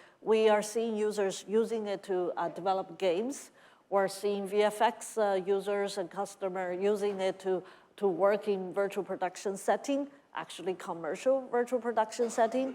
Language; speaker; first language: English; non-native, fluent; Chinese